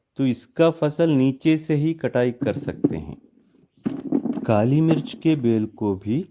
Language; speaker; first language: Hindi; non-native, local second language; Kannada